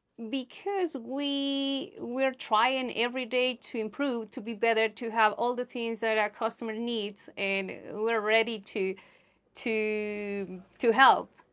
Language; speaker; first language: English; non-native, fluent; Spanish